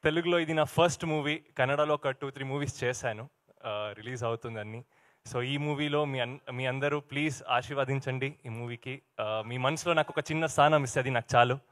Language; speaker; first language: Telugu; non-native, learner; Kannada